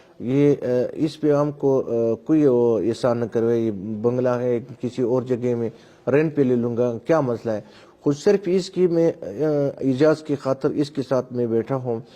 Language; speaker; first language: Urdu; non-native, local second language; Pashto